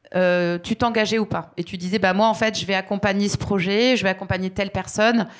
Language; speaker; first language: French; native; French